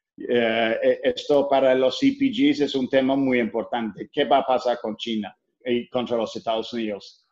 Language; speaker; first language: Spanish; non-native, fluent; English